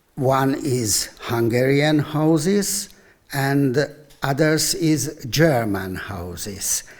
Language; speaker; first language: English; non-native, learner; Hungarian